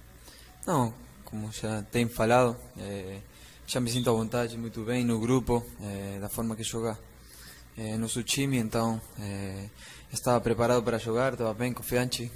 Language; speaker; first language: Portuguese; non-native, fluent; Spanish